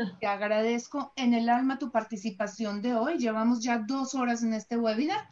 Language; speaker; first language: Spanish; native; Spanish